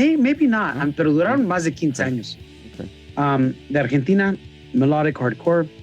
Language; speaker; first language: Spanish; early bilingual, heritage; Spanish